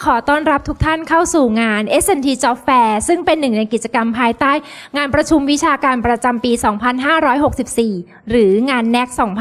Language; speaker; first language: Thai; native; Thai